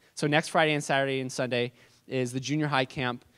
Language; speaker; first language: English; native; English